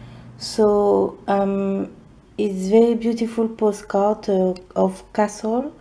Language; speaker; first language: English; non-native, learner; French